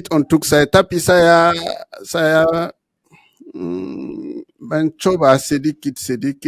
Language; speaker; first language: Indonesian; non-native, learner; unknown